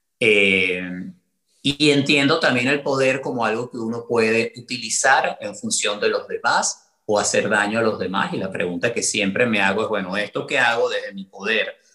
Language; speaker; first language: Spanish; native; Spanish